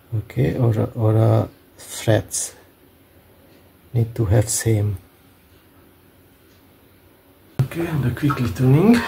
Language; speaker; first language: English; non-native, learner; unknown